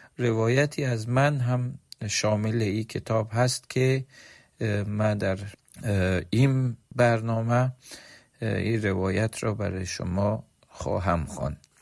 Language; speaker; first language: Persian; native; Persian